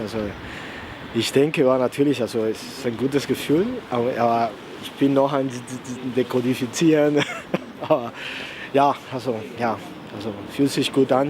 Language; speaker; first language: German; non-native, fluent; Spanish